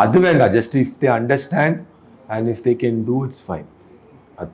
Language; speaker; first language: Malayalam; non-native, local second language; Tamil